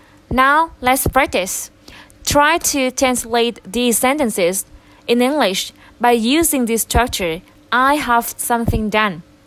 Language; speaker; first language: English; non-native, fluent; Vietnamese